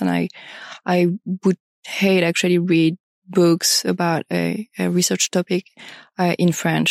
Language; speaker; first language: English; non-native, fluent; French